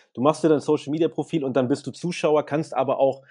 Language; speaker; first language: German; native; German